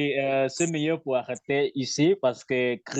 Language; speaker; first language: French; non-native, learner; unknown